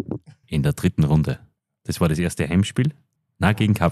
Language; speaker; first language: German; native; German